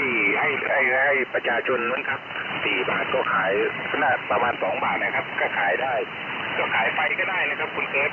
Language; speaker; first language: Thai; native; Thai